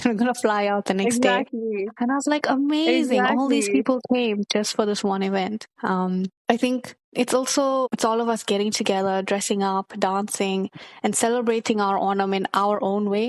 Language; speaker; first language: English; early bilingual, other home language; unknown